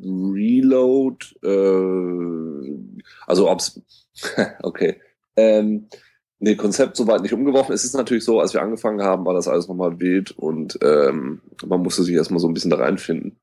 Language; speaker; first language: German; native; German